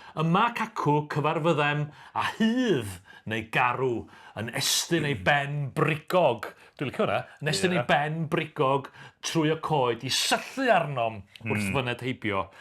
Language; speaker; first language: Welsh; native; Welsh